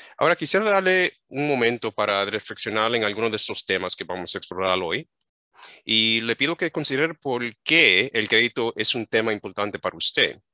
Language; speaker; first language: Spanish; early bilingual, heritage; English